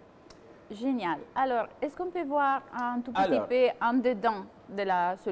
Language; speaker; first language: French; non-native, fluent; Italian